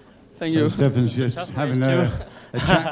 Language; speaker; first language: English; native; English